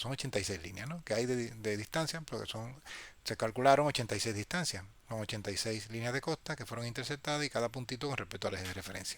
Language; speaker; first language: Spanish; native; Spanish